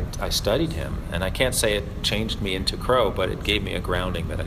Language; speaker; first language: English; native; English